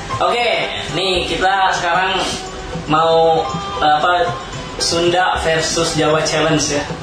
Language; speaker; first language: Indonesian; non-native, local second language; Sundanese